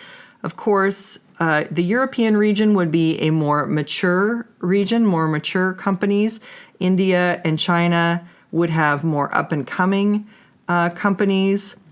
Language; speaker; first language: English; native; English